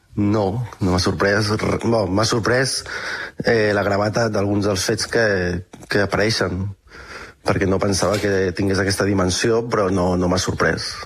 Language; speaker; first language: Catalan; native; Catalan